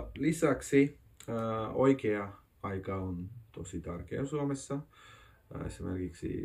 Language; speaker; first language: Finnish; non-native, learner; Turkish